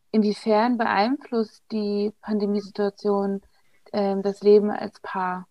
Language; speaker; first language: German; native; German